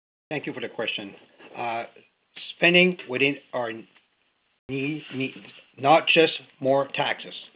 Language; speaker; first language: English; non-native, fluent; French